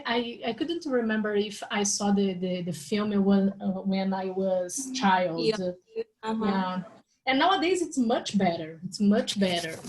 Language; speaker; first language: English; non-native, learner; Portuguese